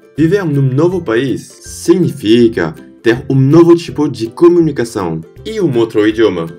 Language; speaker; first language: Portuguese; non-native, fluent; French